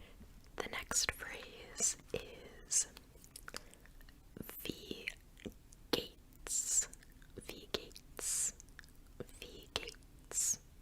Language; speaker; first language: German; non-native, learner; English